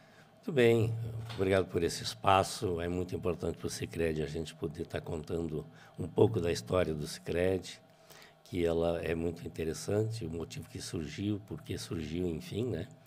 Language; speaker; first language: Portuguese; native; Portuguese